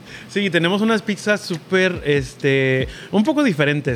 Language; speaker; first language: Spanish; native; Spanish